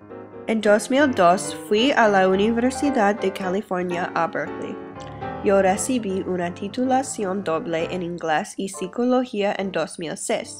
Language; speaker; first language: Spanish; non-native, learner; English